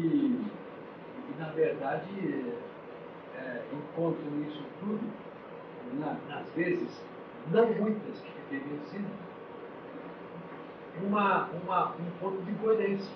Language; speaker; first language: Portuguese; native; Portuguese